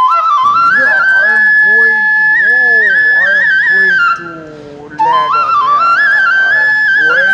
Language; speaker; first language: English; non-native, learner; Nepali